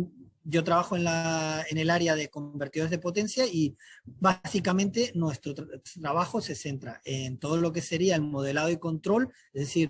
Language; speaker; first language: Spanish; native; Spanish